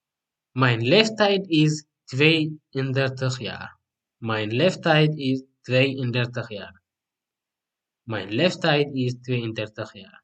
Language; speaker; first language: Dutch; non-native, fluent; Tigrinya